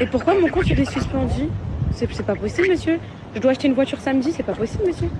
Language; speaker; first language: French; native; French